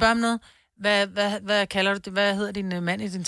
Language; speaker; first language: Danish; native; Danish